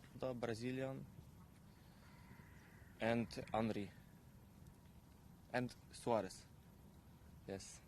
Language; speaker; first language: English; non-native, learner; Ukrainian